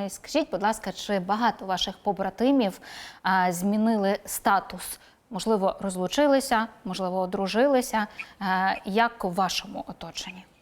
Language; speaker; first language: Ukrainian; native; Ukrainian